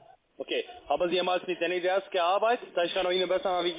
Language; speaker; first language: German; non-native, learner; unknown